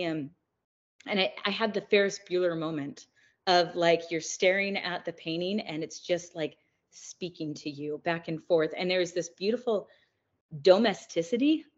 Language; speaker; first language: English; native; English